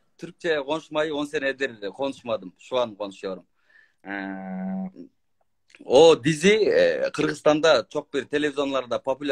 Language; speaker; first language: Turkish; non-native, learner; Kyrgyz